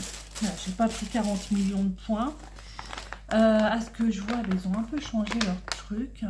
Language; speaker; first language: French; native; French